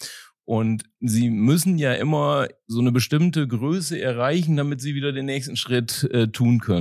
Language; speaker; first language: German; native; German